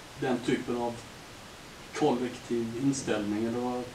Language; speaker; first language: Swedish; native; Swedish